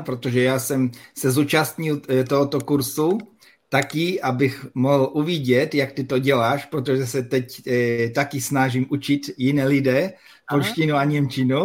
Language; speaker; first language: Czech; non-native, fluent; Polish